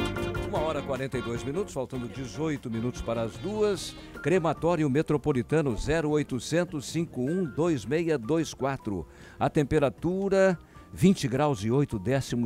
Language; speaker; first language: Portuguese; native; Portuguese